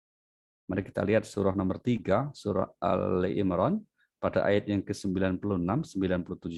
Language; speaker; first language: Indonesian; native; Indonesian